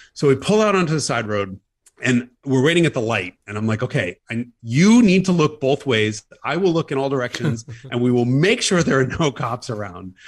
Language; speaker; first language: English; native; English